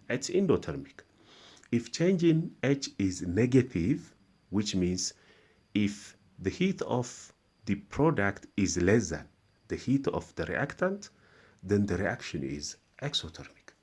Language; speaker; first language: English; non-native, local second language; Amharic